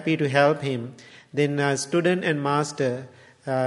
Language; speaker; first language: English; non-native, local second language; Sinhala